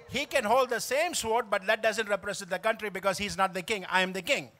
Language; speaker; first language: English; non-native, local second language; Tamil